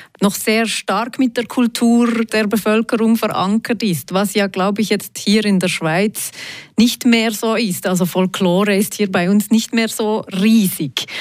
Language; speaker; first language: German; native; German